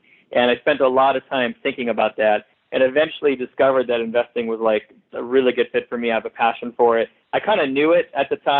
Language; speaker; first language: English; native; English